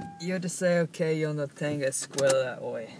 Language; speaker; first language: Spanish; non-native, learner; English